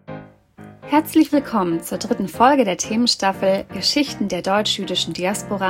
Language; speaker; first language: German; native; German